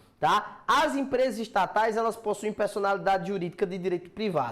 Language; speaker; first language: Portuguese; native; Portuguese